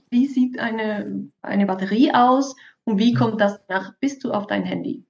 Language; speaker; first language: German; non-native, fluent; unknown